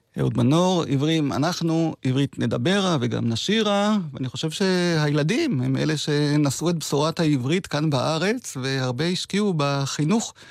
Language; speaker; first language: Hebrew; native; Hebrew